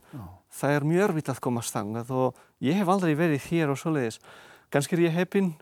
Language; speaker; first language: Icelandic; non-native, fluent; Catalan